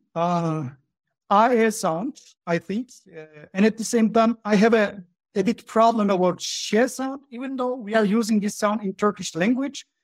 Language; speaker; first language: English; non-native, fluent; Turkish